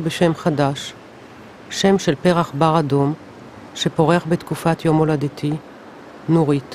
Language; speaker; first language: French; non-native, fluent; Hebrew